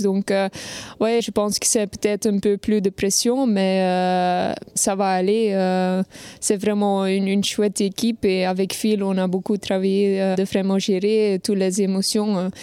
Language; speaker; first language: French; non-native, local second language; Dutch